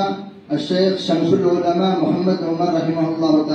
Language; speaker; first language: Arabic; non-native, learner; Urdu